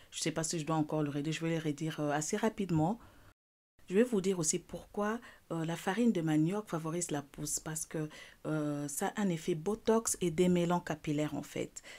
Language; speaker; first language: French; non-native, local second language; Lingala